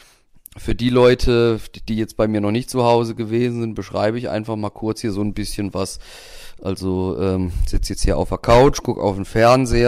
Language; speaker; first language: German; native; German